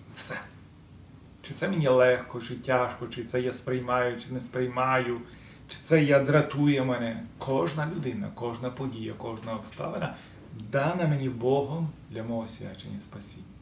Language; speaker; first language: Ukrainian; native; Ukrainian